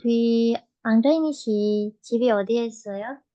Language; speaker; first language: Korean; non-native, fluent; Indonesian